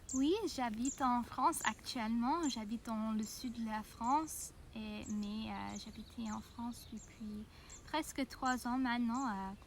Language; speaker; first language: French; non-native, fluent; English